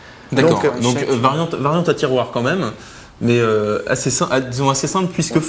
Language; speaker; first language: French; native; French